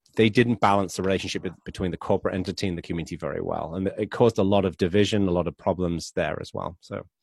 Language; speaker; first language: English; native; English